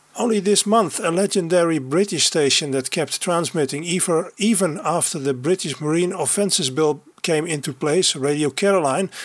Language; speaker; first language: English; non-native, fluent; Dutch